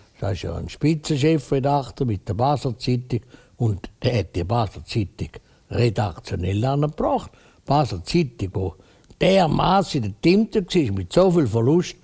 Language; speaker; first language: German; native; German